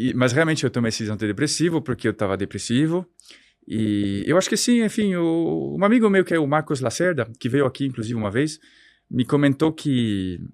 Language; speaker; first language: Portuguese; non-native, fluent; French